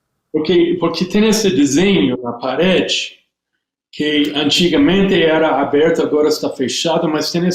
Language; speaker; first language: Portuguese; non-native, learner; English